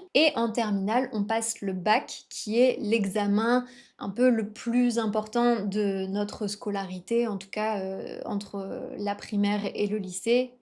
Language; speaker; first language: French; native; French